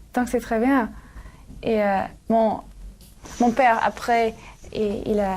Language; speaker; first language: French; non-native, learner; English